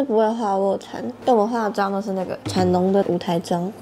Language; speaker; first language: Chinese; native; Chinese